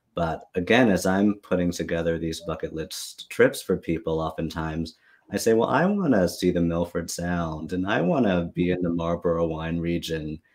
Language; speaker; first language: English; native; English